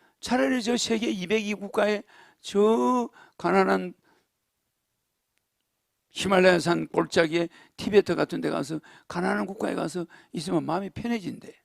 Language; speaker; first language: Korean; native; Korean